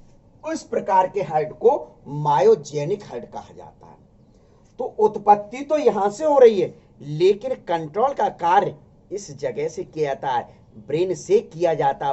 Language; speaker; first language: Hindi; native; Hindi